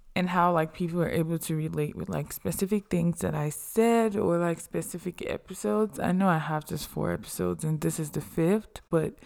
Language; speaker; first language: English; non-native, local second language; Yoruba